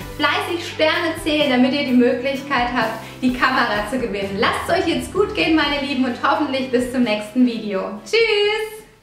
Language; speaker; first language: German; early bilingual, other home language; Italian